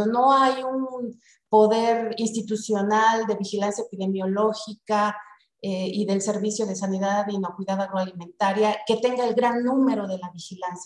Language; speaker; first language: Spanish; native; Spanish